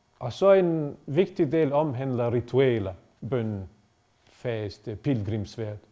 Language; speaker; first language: Danish; non-native, fluent; Bosnian